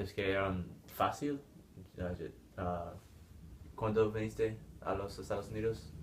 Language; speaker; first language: Spanish; non-native, learner; English